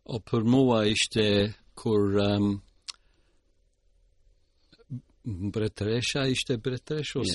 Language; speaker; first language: Albanian; early bilingual, heritage; Albanian